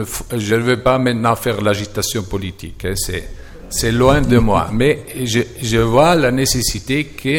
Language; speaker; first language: French; non-native, fluent; German